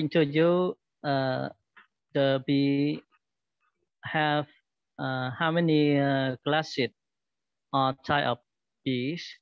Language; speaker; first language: English; non-native, learner; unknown